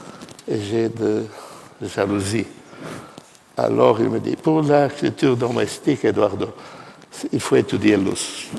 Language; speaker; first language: French; non-native, fluent; Portuguese